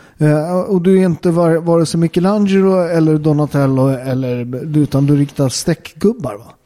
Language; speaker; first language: Swedish; native; Swedish